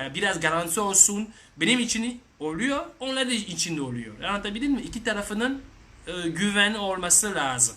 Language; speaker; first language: Turkish; non-native, learner; French